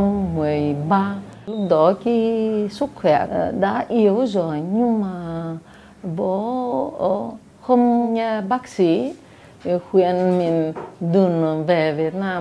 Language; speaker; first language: Vietnamese; early bilingual, heritage; Vietnamese